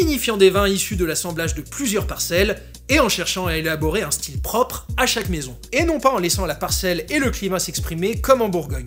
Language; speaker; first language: French; native; French